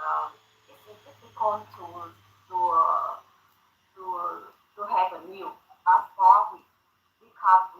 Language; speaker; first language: English; non-native, learner; Thai